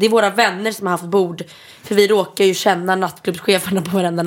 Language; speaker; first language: Swedish; native; Swedish